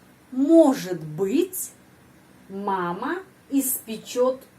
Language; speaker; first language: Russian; non-native, fluent; Indonesian